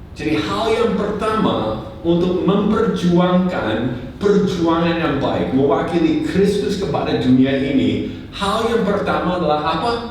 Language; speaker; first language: Indonesian; non-native, fluent; English